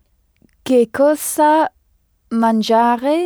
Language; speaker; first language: Italian; non-native, learner; French